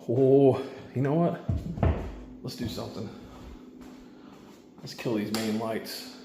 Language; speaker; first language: English; native; English